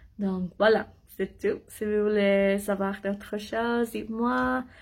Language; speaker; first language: French; non-native, learner; English